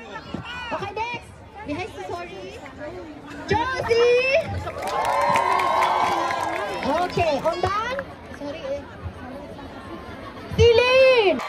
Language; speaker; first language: German; non-native, learner; Filipino